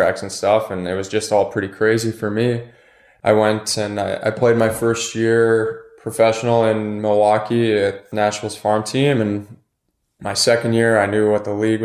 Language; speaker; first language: English; native; English